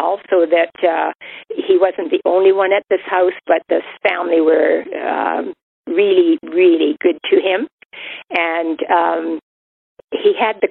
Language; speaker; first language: English; native; English